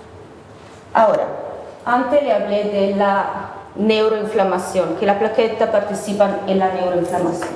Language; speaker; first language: Spanish; non-native, fluent; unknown